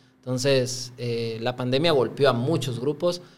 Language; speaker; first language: Spanish; native; Spanish